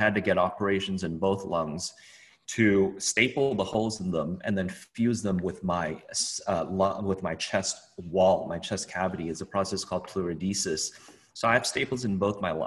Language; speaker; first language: English; non-native, local second language; Cantonese